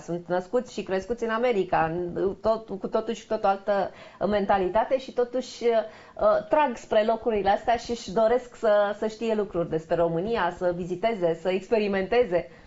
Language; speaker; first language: Romanian; native; Romanian